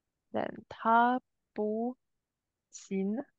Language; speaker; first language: Chinese; non-native, learner; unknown